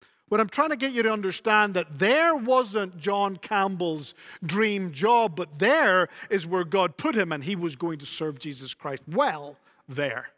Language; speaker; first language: English; native; English